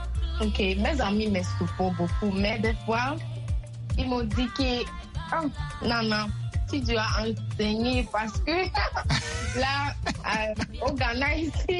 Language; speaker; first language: French; non-native, learner; Akan